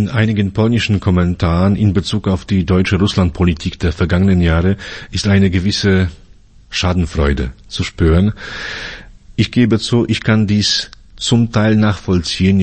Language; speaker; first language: German; non-native, fluent; Polish